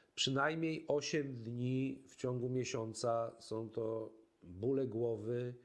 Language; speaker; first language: Polish; native; Polish